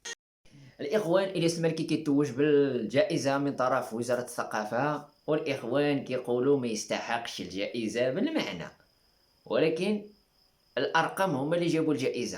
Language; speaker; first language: Arabic; native; Arabic